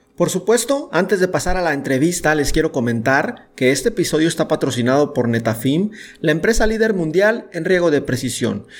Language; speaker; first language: Spanish; native; Spanish